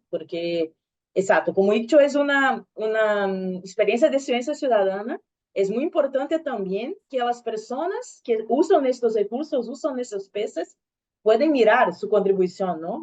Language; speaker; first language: Spanish; non-native, learner; Portuguese